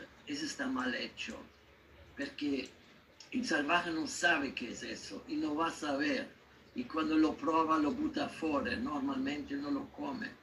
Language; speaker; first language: Spanish; non-native, learner; German